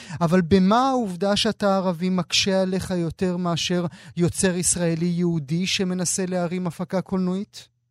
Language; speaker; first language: Hebrew; native; Hebrew